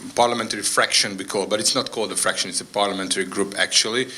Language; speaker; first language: English; non-native, fluent; Hungarian